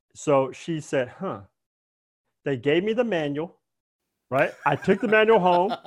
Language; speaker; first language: English; native; English